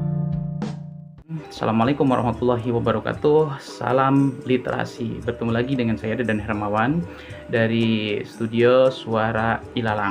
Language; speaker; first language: Indonesian; non-native, local second language; Sundanese